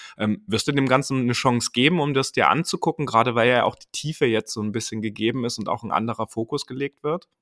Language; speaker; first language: German; native; German